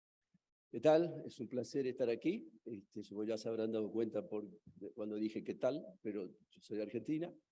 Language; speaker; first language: Spanish; native; Spanish